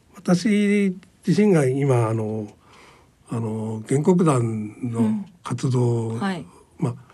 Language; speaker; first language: Japanese; native; Japanese